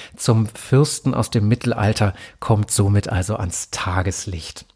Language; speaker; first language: German; native; German